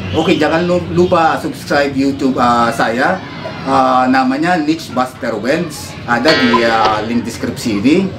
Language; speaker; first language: Indonesian; non-native, fluent; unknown